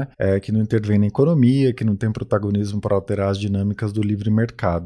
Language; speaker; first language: Portuguese; native; Portuguese